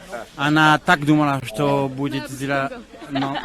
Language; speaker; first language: Russian; non-native, learner; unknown